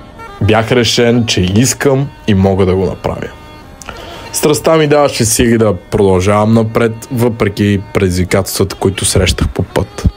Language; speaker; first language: Bulgarian; native; Bulgarian